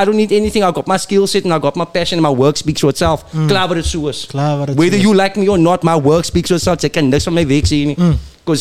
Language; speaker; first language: English; native; English